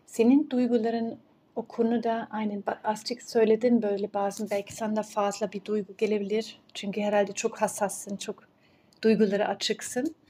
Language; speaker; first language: Turkish; early bilingual, heritage; Turkish